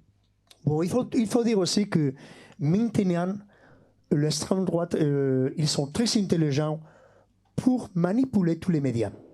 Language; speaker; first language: French; non-native, fluent; Basque